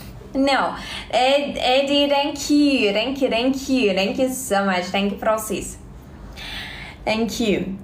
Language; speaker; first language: English; non-native, learner; Russian